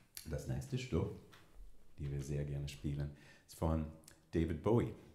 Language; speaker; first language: German; non-native, learner; English